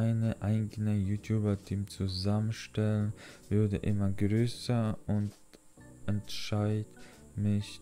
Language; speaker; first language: German; non-native, learner; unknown